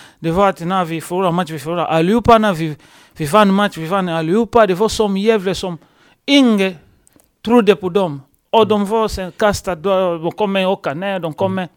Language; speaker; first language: Swedish; non-native, fluent; Lingala